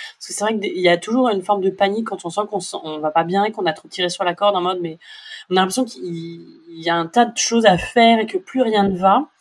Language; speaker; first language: French; native; French